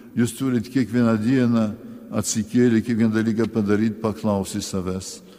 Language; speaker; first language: Lithuanian; early bilingual, heritage; Lithuanian